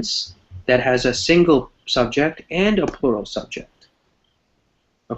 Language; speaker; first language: English; non-native, fluent; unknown